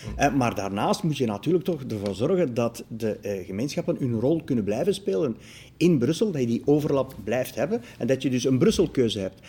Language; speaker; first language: Dutch; native; Dutch